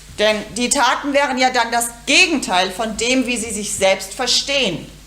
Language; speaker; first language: German; native; German